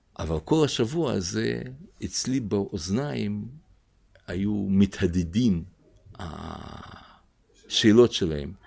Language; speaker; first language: Hebrew; non-native, fluent; Russian